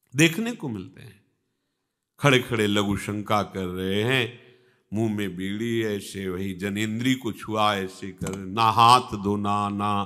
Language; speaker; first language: Hindi; native; Hindi